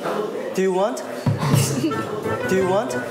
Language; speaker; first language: English; non-native, learner; Korean